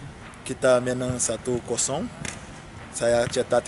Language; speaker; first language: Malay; non-native, learner; Portuguese